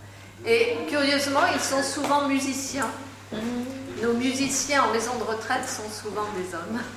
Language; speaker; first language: French; native; French